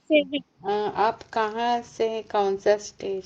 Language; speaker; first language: Hindi; non-native, local second language; Telugu